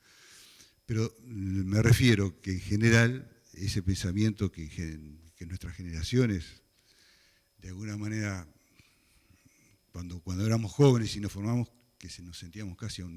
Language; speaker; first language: Spanish; native; Spanish